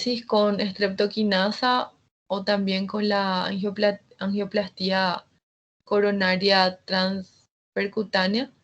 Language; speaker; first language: Spanish; native; Spanish